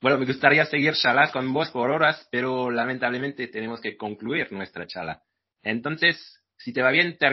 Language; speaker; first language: Spanish; non-native, fluent; French